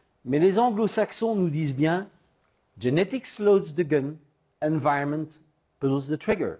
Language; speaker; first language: French; native; French